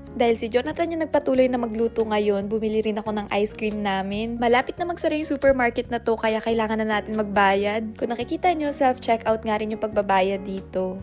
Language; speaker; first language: Filipino; native; Filipino